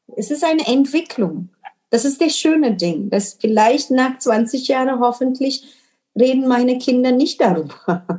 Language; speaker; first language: German; non-native, fluent; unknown